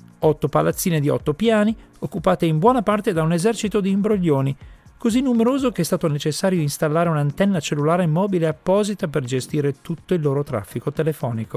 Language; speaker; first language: Italian; native; Italian